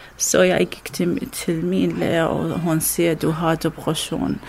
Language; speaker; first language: Danish; non-native, learner; Arabic